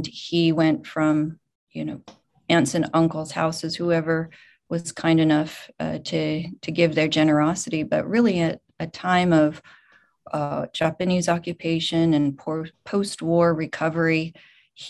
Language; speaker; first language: English; native; English